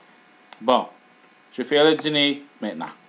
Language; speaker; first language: French; non-native, learner; English